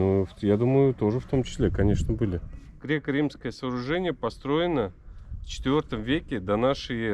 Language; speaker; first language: Russian; native; Russian